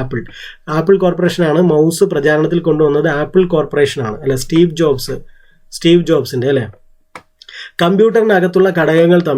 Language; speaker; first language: Malayalam; native; Malayalam